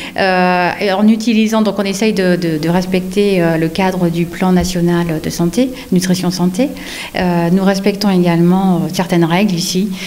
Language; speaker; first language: French; native; French